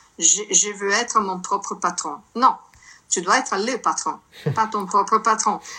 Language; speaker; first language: French; non-native, fluent; Italian